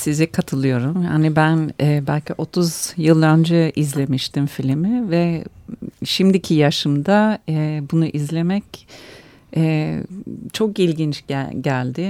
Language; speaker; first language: Turkish; early bilingual, heritage; Turkish